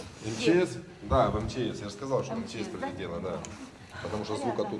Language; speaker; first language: Russian; native; Russian